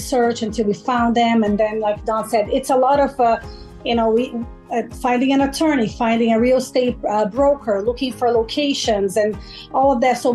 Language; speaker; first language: English; non-native, fluent; Portuguese